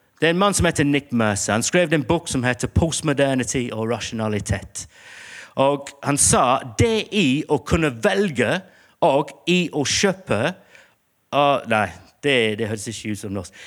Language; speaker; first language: Norwegian; non-native, fluent; English